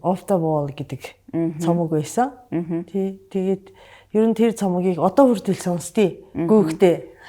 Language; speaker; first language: Mongolian; non-native, fluent; Japanese